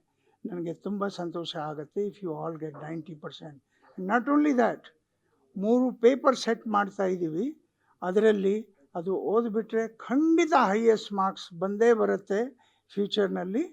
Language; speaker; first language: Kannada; non-native, local second language; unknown